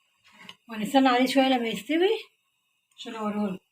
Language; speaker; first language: Arabic; native; Arabic